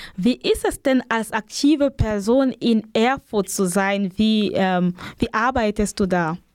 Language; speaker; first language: German; non-native, fluent; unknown